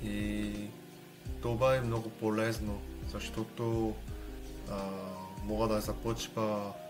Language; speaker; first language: Bulgarian; non-native, learner; Korean